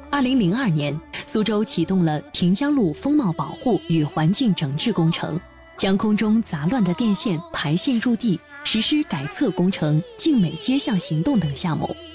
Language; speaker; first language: Chinese; native; Chinese